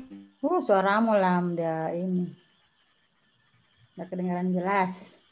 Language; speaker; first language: Indonesian; native; Indonesian